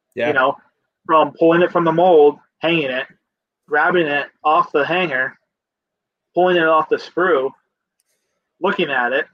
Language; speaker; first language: English; native; English